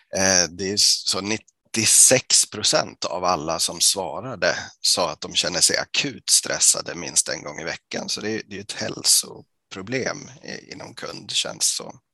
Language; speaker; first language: Swedish; native; Swedish